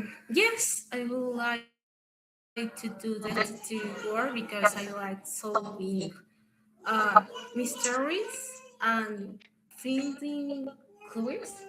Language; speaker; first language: English; non-native, learner; Spanish